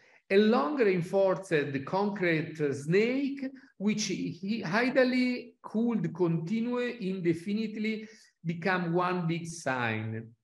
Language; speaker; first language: English; non-native, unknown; Italian